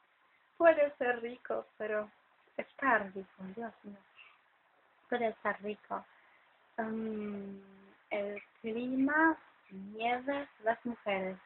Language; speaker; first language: Spanish; non-native, fluent; Polish